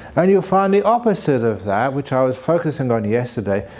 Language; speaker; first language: English; native; English